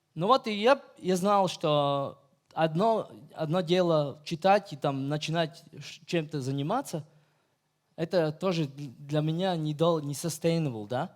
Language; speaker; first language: Russian; non-native, fluent; Latvian